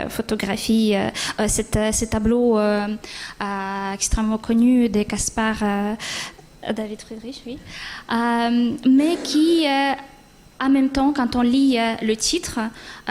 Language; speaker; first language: French; non-native, fluent; Ukrainian